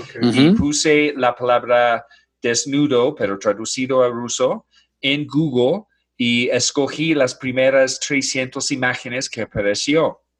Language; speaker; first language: Spanish; non-native, fluent; English